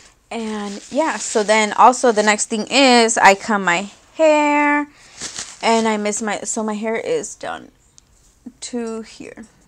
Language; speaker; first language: English; early bilingual, other home language; Spanish